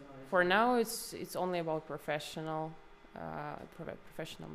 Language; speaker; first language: English; non-native, fluent; Ukrainian